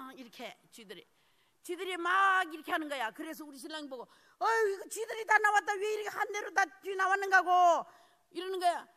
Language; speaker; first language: Korean; early bilingual, heritage; Korean